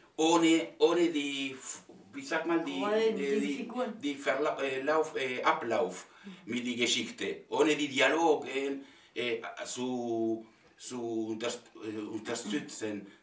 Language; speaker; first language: German; non-native, learner; Spanish